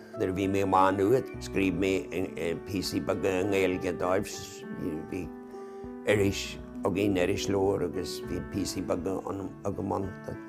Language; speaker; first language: Irish; native; Irish